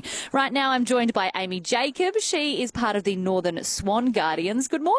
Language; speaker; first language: English; native; English